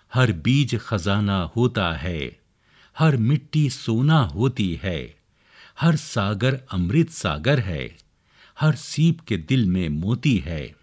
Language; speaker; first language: Urdu; native; Urdu